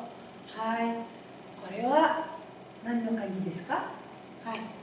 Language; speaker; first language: Japanese; non-native, learner; Indonesian